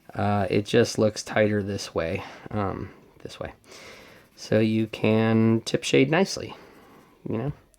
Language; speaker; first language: English; native; English